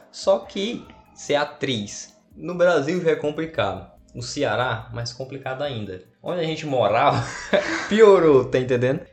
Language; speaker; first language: Portuguese; native; Portuguese